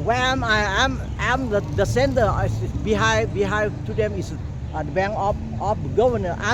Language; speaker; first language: English; non-native, learner; Thai